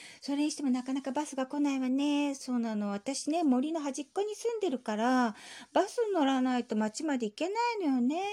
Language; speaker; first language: Japanese; native; Japanese